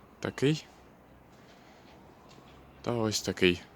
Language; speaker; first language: Ukrainian; native; Ukrainian